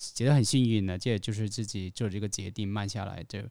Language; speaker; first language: Chinese; non-native, fluent; Cantonese